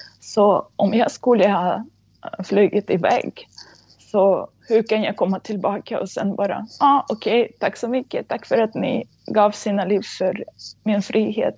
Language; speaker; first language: Swedish; non-native, fluent; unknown